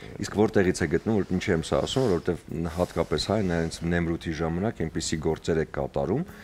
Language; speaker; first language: Armenian; native; Armenian